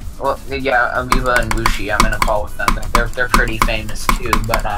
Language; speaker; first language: English; native; English